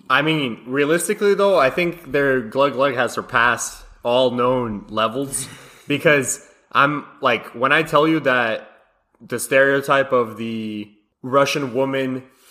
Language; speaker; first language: English; early bilingual, other home language; Russian